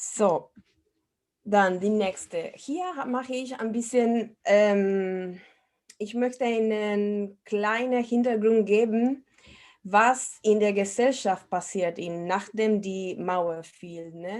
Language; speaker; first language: German; non-native, fluent; Spanish